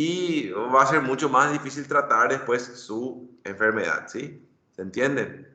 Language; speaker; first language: Spanish; native; Spanish